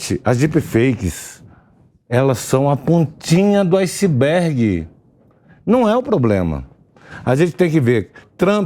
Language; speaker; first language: Portuguese; native; Portuguese